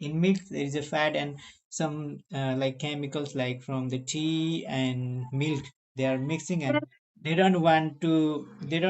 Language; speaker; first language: English; non-native, learner; Nepali